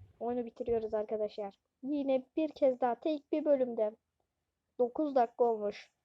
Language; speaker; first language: Turkish; native; Turkish